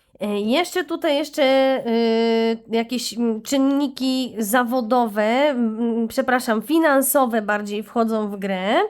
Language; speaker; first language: Polish; native; Polish